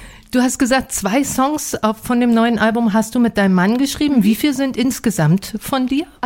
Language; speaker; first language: German; native; German